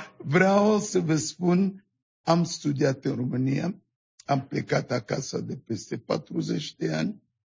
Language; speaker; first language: Romanian; non-native, fluent; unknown